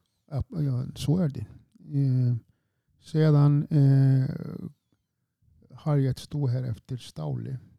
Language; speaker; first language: Swedish; non-native, fluent; Icelandic